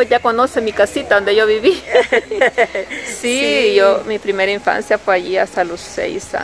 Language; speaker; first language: Spanish; native; Spanish